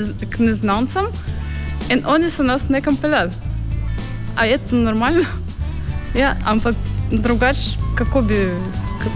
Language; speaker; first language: Slovenian; non-native, fluent; Ukrainian